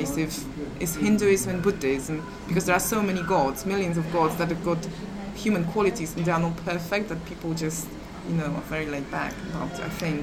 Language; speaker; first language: English; non-native, fluent; Polish